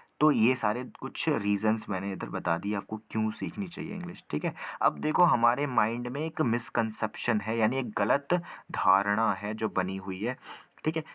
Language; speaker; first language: Hindi; native; Hindi